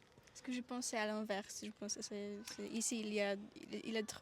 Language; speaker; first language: French; non-native, learner; Polish